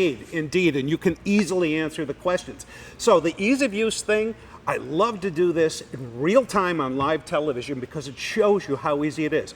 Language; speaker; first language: English; native; English